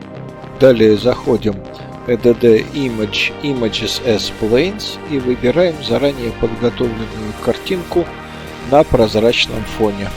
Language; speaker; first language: Russian; native; Russian